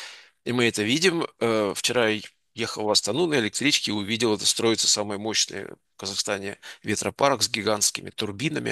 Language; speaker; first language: Russian; native; Russian